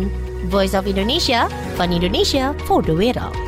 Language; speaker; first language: Dutch; non-native, fluent; Indonesian